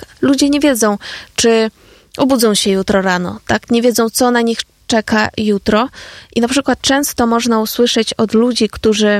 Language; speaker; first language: Polish; non-native, fluent; Ukrainian